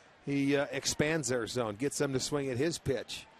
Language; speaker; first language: English; native; English